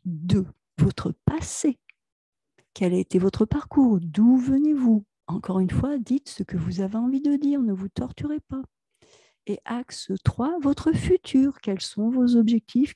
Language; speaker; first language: French; native; French